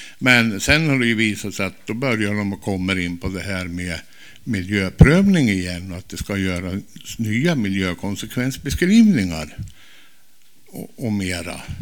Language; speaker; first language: Swedish; native; Swedish